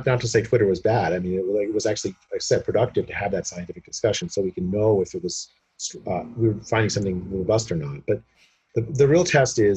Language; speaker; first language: English; native; English